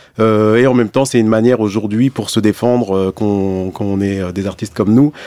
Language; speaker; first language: French; non-native, local second language; Arabic